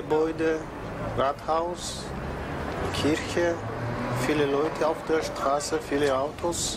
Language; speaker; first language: German; non-native, learner; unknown